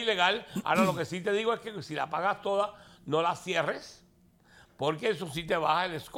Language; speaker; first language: Spanish; native; Spanish